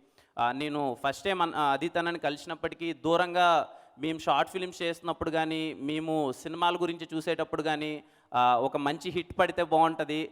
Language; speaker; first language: Telugu; native; Telugu